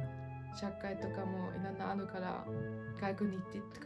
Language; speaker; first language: Japanese; non-native, learner; German